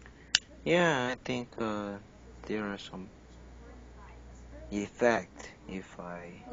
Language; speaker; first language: English; non-native, learner; Korean